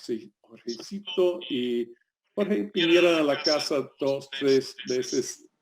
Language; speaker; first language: Spanish; non-native, fluent; English